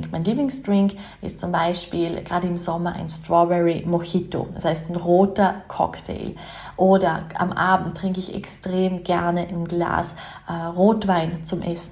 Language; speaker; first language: German; native; German